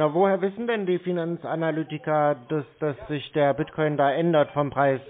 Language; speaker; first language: German; native; German